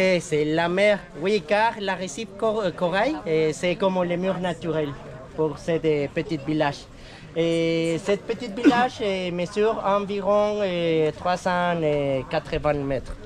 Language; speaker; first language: French; non-native, learner; Spanish